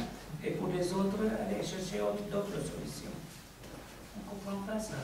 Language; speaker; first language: French; non-native, fluent; Arabic